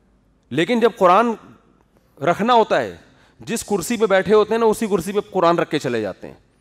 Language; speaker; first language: Urdu; native; Urdu